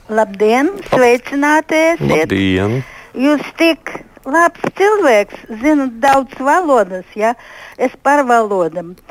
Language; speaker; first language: Latvian; non-native, local second language; Russian